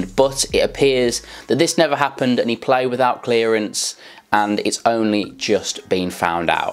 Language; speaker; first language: English; native; English